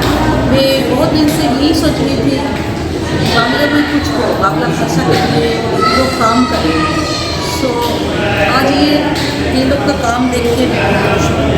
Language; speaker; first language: Hindi; non-native, local second language; Bangla